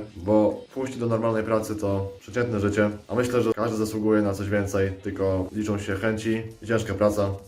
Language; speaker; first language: Polish; native; Polish